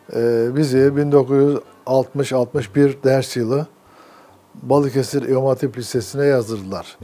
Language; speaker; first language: Turkish; native; Turkish